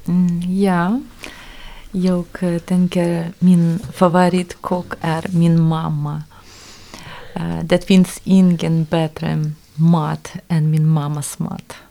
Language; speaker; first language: Swedish; non-native, fluent; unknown